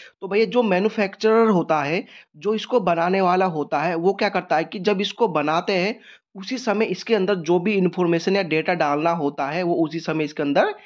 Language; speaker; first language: Hindi; native; Hindi